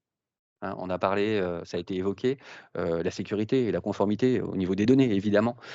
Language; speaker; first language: French; native; French